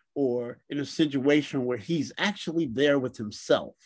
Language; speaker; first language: English; native; English